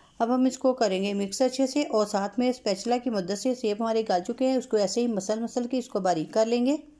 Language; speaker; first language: Urdu; native; Urdu